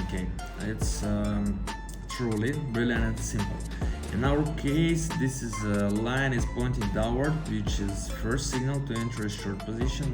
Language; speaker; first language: English; non-native, fluent; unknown